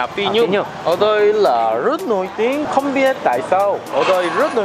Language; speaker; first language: Vietnamese; non-native, learner; Korean